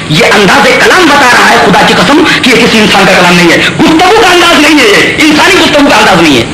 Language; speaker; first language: Urdu; native; Urdu